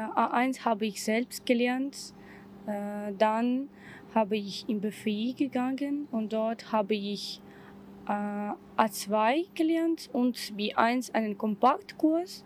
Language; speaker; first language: German; non-native, learner; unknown